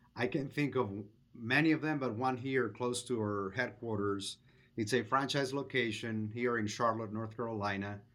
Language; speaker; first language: English; non-native, fluent; Spanish